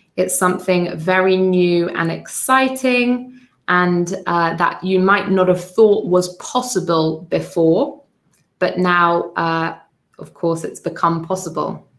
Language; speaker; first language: English; native; English